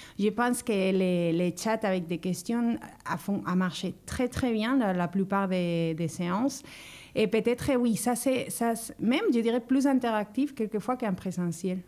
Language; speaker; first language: French; non-native, fluent; Spanish